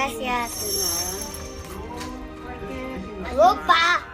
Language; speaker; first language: Spanish; early bilingual, heritage; English